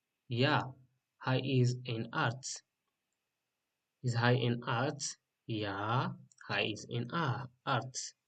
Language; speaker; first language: Dutch; non-native, learner; Tigrinya